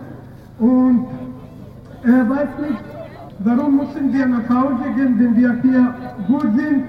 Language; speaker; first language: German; non-native, learner; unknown